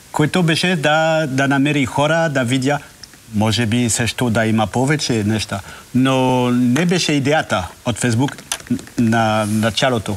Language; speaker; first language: Bulgarian; non-native, learner; French